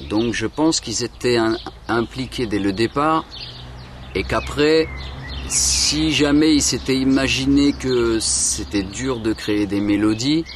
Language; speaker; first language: French; native; French